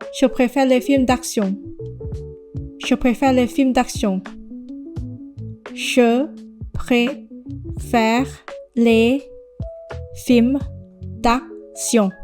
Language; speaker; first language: French; non-native, fluent; Thai